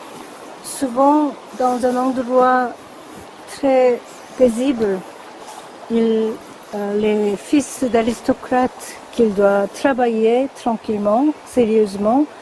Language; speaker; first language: French; non-native, fluent; Korean